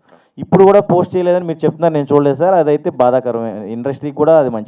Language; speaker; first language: Telugu; native; Telugu